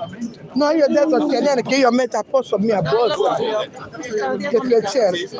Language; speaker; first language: Italian; non-native, learner; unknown